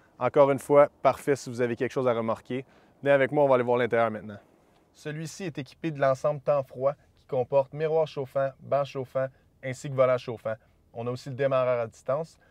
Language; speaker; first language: French; native; French